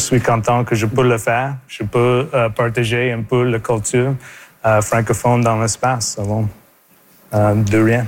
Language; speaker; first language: French; native; French